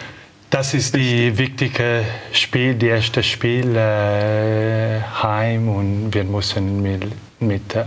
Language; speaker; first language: German; non-native, learner; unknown